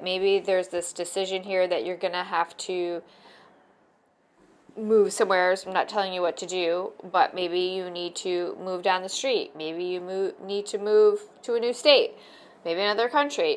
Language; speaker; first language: English; native; English